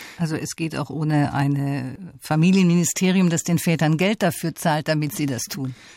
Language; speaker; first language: German; native; German